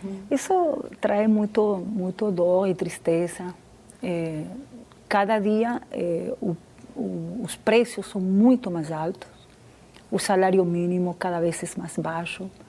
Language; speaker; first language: Portuguese; non-native, fluent; Spanish